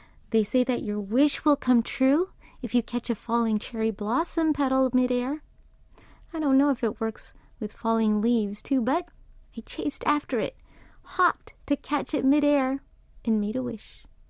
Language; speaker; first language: English; early bilingual, other home language; Korean